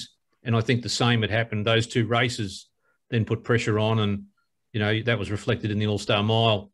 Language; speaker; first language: English; native; English